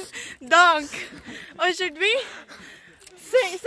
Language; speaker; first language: French; non-native, learner; English